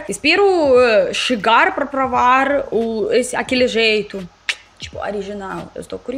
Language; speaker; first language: Portuguese; non-native, learner; Russian